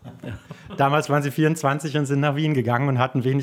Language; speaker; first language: German; native; German